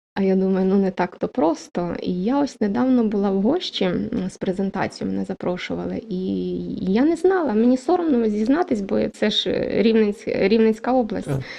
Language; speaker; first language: Ukrainian; native; Ukrainian